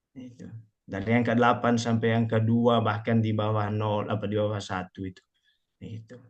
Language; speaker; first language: Indonesian; non-native, local second language; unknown